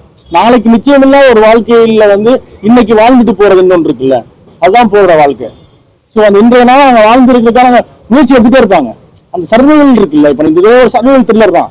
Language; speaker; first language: Tamil; native; Tamil